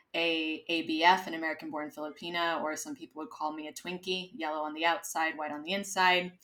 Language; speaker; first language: English; native; English